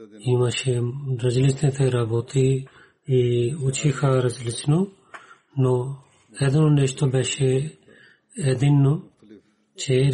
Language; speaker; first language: Bulgarian; non-native, learner; Urdu